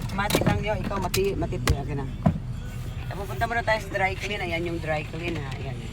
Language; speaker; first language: Filipino; non-native, local second language; Waray